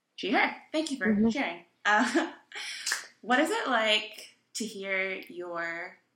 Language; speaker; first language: English; native; English